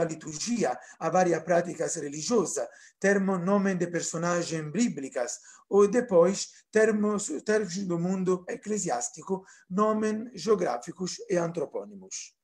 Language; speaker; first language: Portuguese; non-native, fluent; Italian